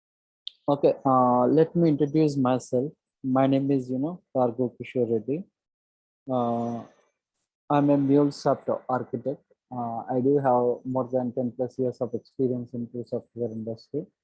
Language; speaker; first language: English; non-native, local second language; Telugu